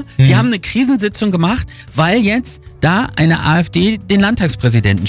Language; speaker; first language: German; native; German